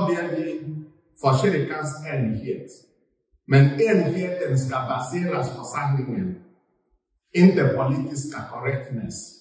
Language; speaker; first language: Swedish; non-native, fluent; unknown